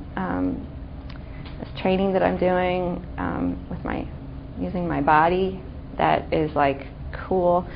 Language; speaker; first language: English; native; English